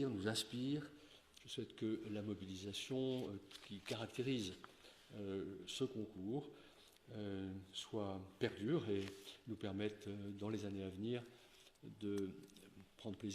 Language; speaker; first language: French; native; French